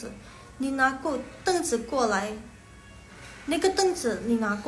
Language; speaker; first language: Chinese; non-native, local second language; Indonesian